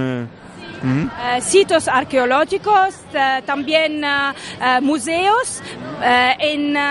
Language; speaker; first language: Spanish; non-native, local second language; Arabic